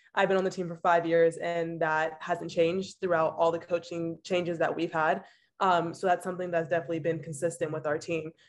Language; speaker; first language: English; native; English